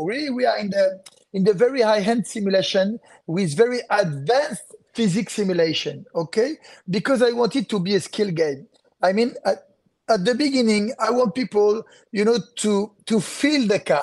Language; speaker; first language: English; non-native, fluent; French